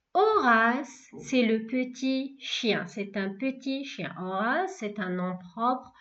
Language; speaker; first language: French; non-native, local second language; Arabic